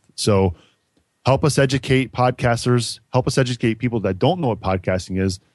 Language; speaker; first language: English; native; English